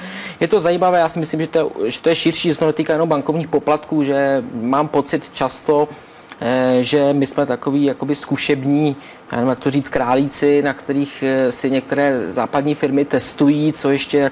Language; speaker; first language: Czech; native; Czech